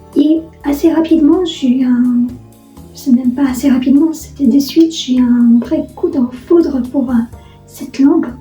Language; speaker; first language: French; non-native, fluent; Polish